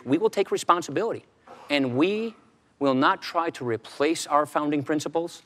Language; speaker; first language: English; native; English